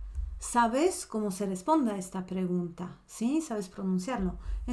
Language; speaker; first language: Spanish; non-native, fluent; Polish